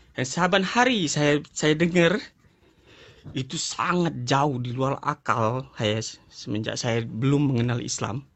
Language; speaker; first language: Indonesian; native; Indonesian